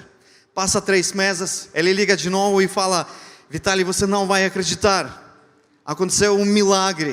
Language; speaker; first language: Portuguese; non-native, fluent; Ukrainian